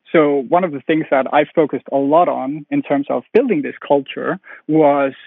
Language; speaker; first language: English; non-native, fluent; Danish